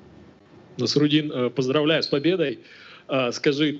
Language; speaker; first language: Russian; native; Russian